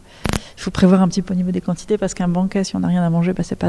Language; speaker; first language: French; native; French